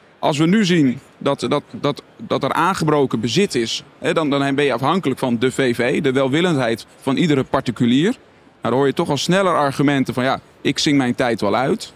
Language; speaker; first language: Dutch; native; Dutch